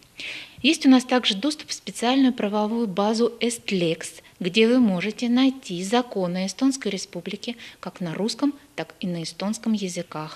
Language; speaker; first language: Russian; native; Russian